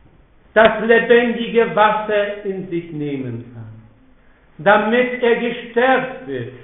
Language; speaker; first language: German; non-native, fluent; Polish